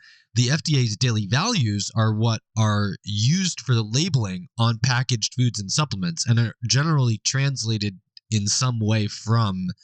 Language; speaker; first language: English; native; English